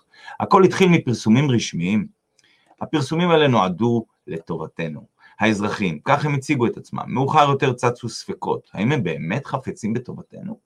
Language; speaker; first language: Hebrew; native; Hebrew